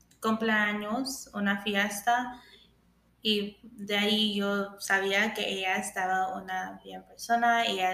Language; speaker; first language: Spanish; early bilingual, heritage; English